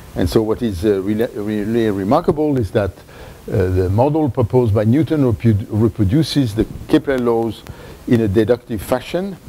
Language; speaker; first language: English; non-native, fluent; French